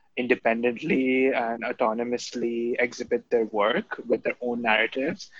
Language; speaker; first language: English; non-native, local second language; Urdu